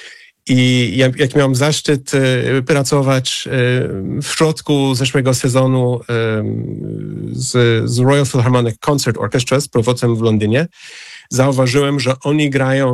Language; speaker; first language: Polish; non-native, fluent; English